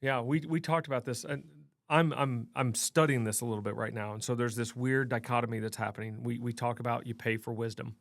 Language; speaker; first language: English; native; English